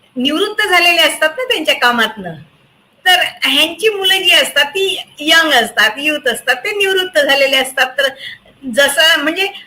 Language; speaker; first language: Marathi; native; Marathi